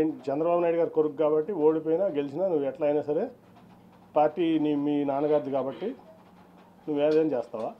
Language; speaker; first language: Telugu; native; Telugu